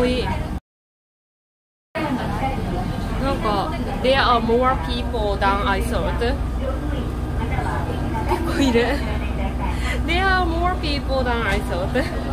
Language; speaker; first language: English; non-native, learner; Japanese